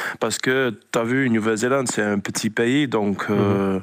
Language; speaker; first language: French; non-native, learner; English